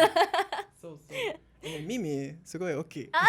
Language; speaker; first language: Japanese; non-native, learner; English